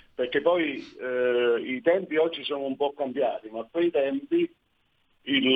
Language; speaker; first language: Italian; native; Italian